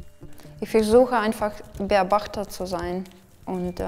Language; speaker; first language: German; non-native, fluent; Russian